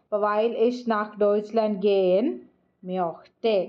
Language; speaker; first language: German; non-native, fluent; Malayalam